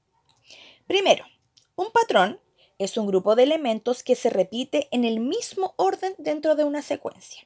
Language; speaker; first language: Spanish; native; Spanish